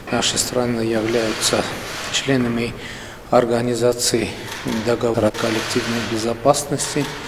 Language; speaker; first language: Russian; non-native, local second language; Armenian